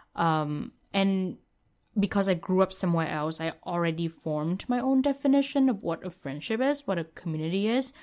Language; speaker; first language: English; non-native, fluent; Vietnamese